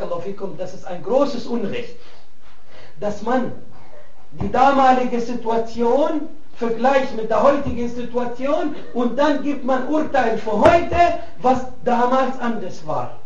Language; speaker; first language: German; non-native, fluent; Arabic